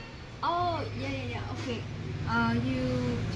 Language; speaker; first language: English; non-native, learner; Vietnamese